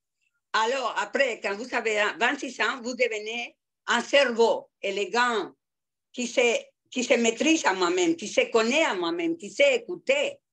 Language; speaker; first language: French; non-native, fluent; Spanish